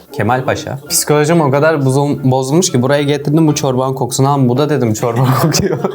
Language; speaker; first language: Turkish; non-native, fluent; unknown